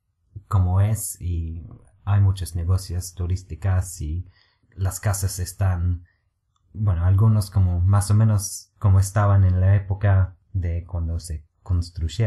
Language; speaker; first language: Spanish; non-native, fluent; English